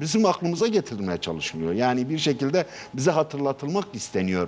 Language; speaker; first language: Turkish; non-native, local second language; Kurdish